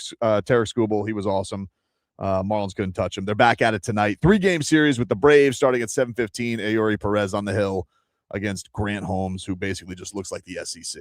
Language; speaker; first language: English; native; English